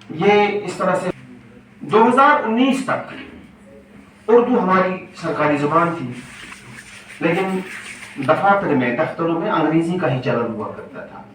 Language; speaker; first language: Urdu; non-native, local second language; Kashmiri